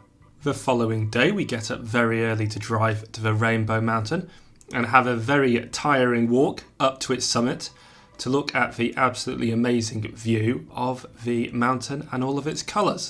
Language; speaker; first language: English; native; English